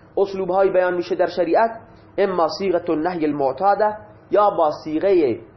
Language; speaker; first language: Persian; non-native, local second language; Baluchi